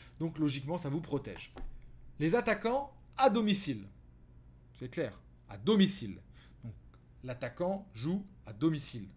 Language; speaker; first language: French; native; French